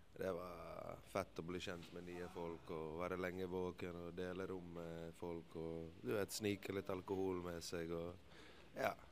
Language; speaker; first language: Norwegian; early bilingual, other home language; Bosnian